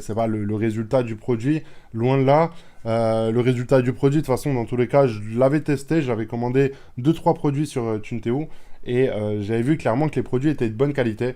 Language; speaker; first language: French; native; French